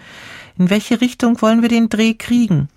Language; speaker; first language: German; native; German